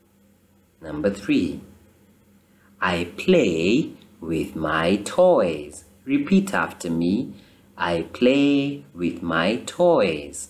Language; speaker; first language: English; non-native, fluent; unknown